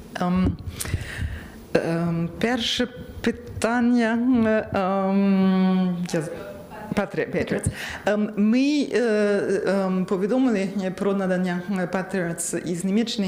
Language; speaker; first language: Ukrainian; non-native, learner; German